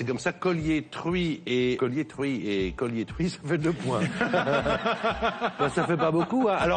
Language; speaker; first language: French; native; French